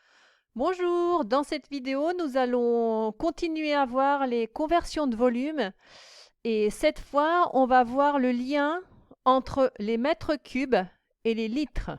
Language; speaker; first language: French; native; French